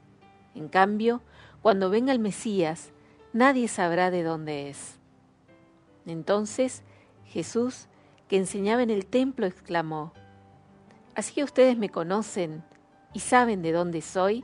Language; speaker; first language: Spanish; native; Spanish